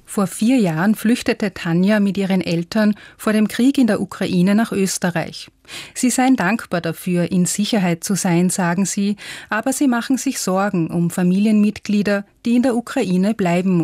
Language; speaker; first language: German; native; German